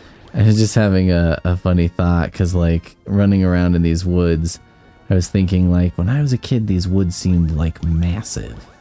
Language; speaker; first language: English; native; English